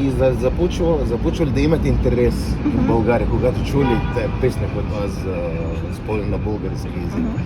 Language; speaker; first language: Bulgarian; non-native, learner; Arabic